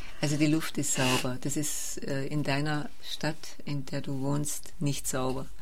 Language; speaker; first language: German; native; German